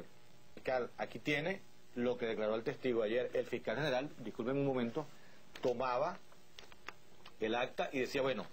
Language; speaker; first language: Spanish; native; Spanish